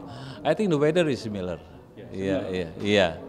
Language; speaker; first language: English; non-native, fluent; Indonesian